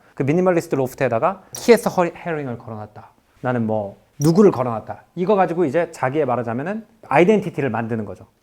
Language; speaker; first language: Korean; native; Korean